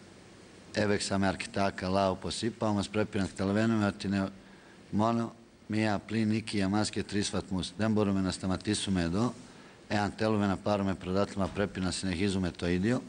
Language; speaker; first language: Greek; non-native, fluent; Bosnian